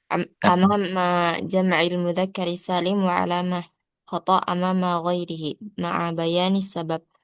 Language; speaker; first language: Arabic; non-native, learner; Indonesian